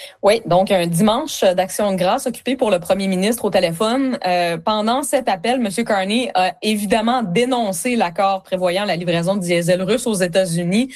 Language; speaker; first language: French; native; French